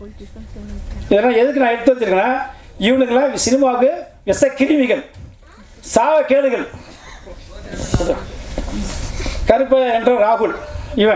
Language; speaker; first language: Tamil; native; Tamil